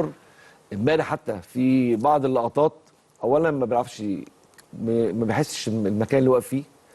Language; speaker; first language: Arabic; native; Arabic